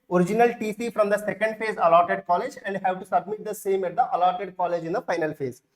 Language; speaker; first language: English; non-native, local second language; Telugu